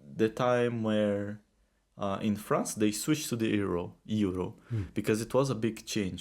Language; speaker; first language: English; non-native, fluent; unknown